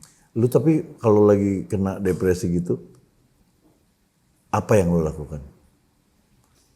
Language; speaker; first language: Indonesian; native; Indonesian